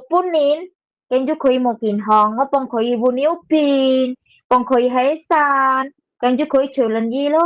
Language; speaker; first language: Cantonese; non-native, learner; Indonesian